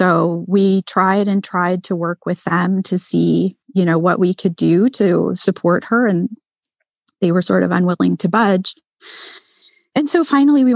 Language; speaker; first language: English; native; English